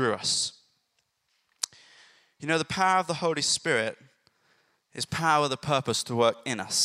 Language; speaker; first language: English; native; English